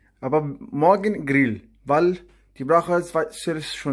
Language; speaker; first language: German; non-native, learner; Arabic